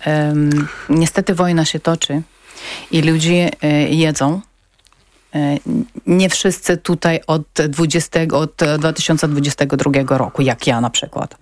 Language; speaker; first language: Polish; non-native, local second language; Ukrainian